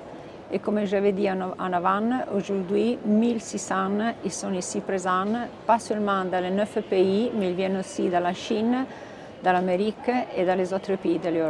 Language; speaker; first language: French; non-native, fluent; Italian